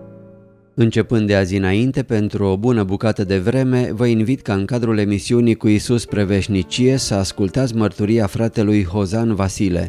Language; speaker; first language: Romanian; native; Romanian